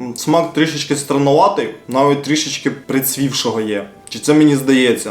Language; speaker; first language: Ukrainian; non-native, local second language; Russian